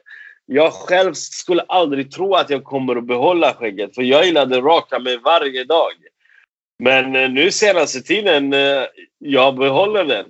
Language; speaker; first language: Swedish; non-native, fluent; Persian